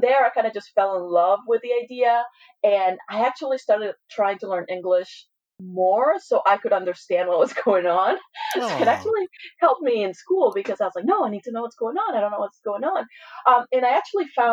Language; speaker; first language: English; non-native, fluent; Spanish